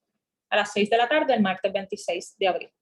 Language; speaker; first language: Spanish; native; Spanish